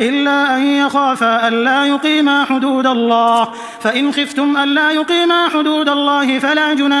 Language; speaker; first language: Arabic; native; Arabic